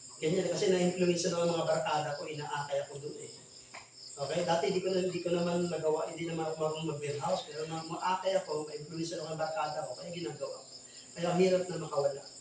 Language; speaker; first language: Filipino; non-native, local second language; Masbatenyo